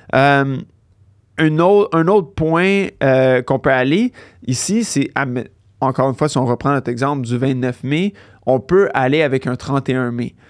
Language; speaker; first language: French; native; French